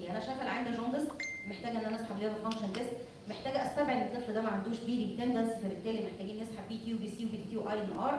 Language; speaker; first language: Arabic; native; Arabic